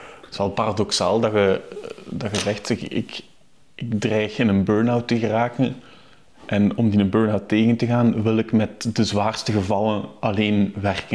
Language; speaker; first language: Dutch; native; Dutch